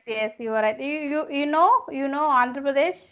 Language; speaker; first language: English; non-native, learner; Telugu